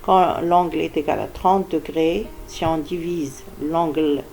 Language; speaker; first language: French; non-native, local second language; Arabic